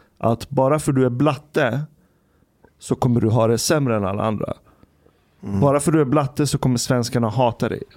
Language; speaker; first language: Swedish; early bilingual, other home language; Persian